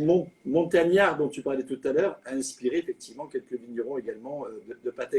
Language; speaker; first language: French; native; French